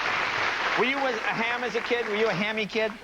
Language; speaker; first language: English; native; English